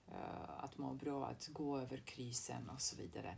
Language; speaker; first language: Swedish; non-native, fluent; Serbian